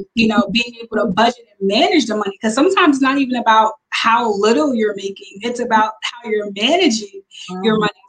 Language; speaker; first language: English; native; English